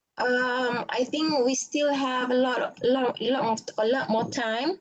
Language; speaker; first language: English; non-native, local second language; Malay